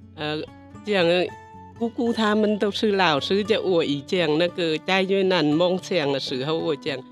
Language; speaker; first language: Chinese; non-native, learner; Vietnamese